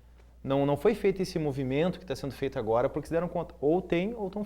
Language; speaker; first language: Portuguese; native; Portuguese